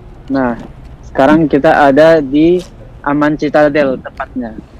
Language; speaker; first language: Indonesian; non-native, fluent; Malay